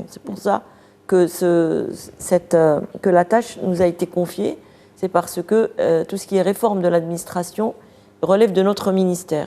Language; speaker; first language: French; non-native, local second language; Arabic